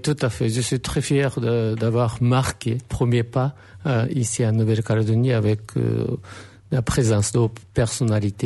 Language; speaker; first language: French; non-native, fluent; Japanese